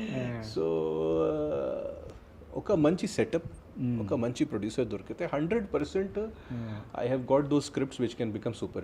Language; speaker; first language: Telugu; non-native, fluent; Hindi